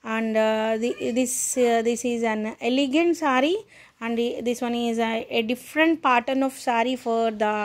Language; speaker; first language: English; non-native, local second language; Telugu